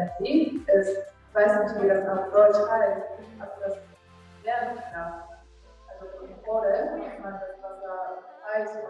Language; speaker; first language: German; non-native, fluent; Japanese